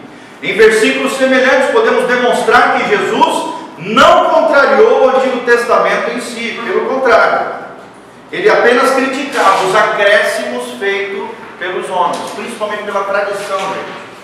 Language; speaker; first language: Portuguese; native; Portuguese